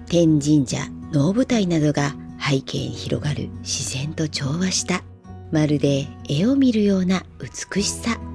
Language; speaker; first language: Japanese; native; Japanese